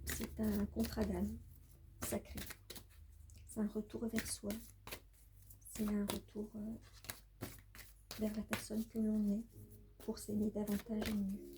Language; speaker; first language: French; native; French